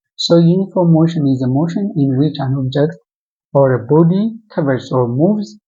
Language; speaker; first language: English; non-native, local second language; Amharic